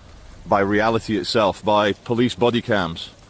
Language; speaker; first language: English; native; English